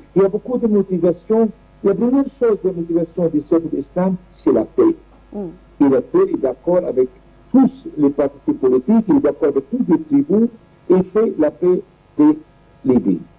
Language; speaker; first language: French; non-native, learner; Arabic